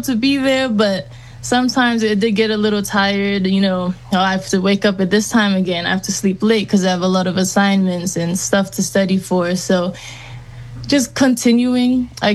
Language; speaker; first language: English; native; English